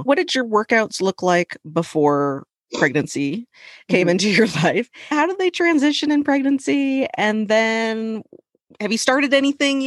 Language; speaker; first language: English; native; English